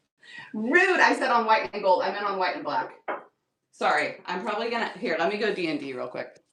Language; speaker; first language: English; native; English